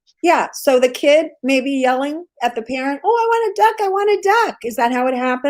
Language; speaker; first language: English; native; English